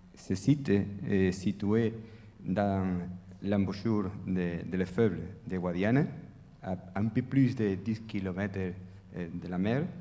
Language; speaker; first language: French; non-native, fluent; Spanish